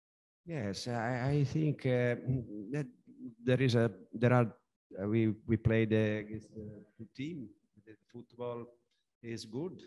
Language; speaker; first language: English; non-native, learner; Italian